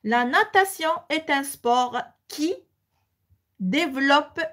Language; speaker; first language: French; non-native, local second language; Arabic